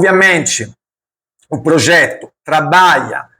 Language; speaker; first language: Portuguese; non-native, learner; Italian